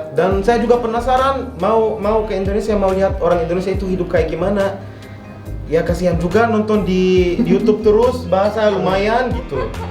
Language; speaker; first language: Indonesian; non-native, fluent; Arabic